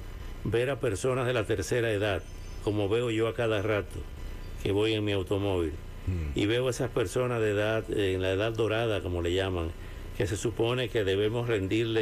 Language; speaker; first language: Spanish; native; Spanish